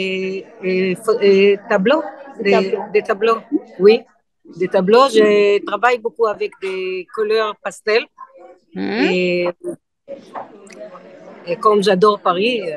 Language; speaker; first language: French; non-native, learner; Hebrew